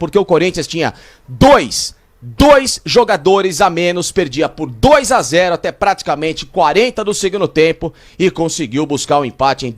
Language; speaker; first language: Portuguese; native; Portuguese